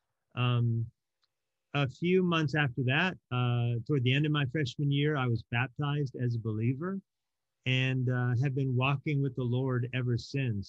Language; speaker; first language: English; native; English